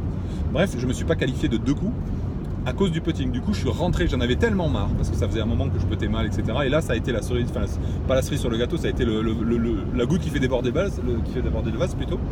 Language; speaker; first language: French; native; French